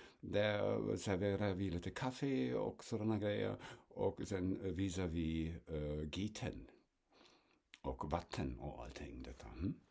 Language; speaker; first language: Swedish; non-native, fluent; German